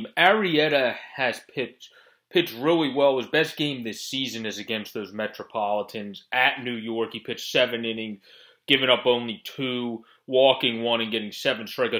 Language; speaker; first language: English; native; English